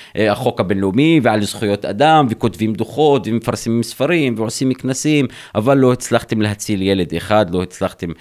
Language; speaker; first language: Hebrew; non-native, local second language; Arabic